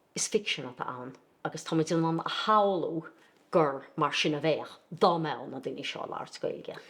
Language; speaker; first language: Irish; native; Irish